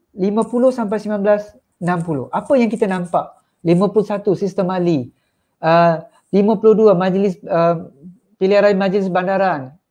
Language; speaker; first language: Malay; non-native, local second language; Tamil